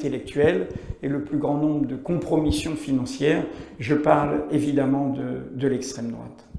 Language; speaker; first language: French; native; French